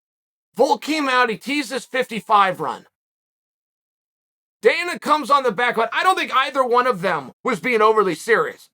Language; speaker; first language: English; native; English